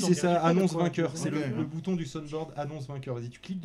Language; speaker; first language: French; native; French